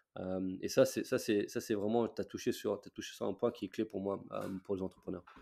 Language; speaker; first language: French; non-native, fluent; English